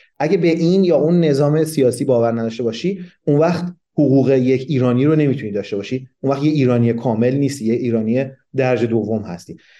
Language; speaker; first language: Persian; non-native, local second language; Kurdish